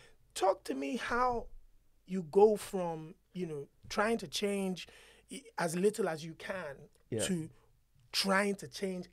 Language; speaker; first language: English; non-native, local second language; Yoruba